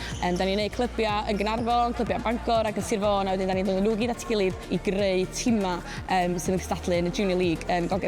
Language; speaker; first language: Welsh; native; Welsh